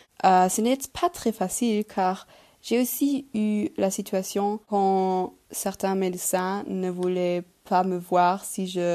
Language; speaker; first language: French; non-native, local second language; Luxembourgish